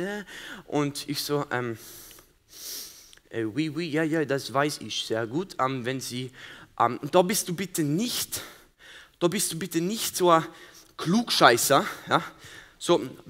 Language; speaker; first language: German; native; German